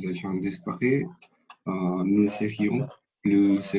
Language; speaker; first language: French; non-native, learner; Spanish